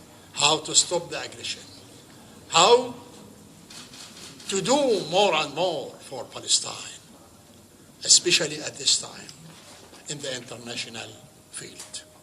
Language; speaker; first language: English; non-native, fluent; Arabic